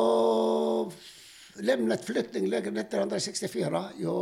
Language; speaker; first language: Swedish; non-native, fluent; Arabic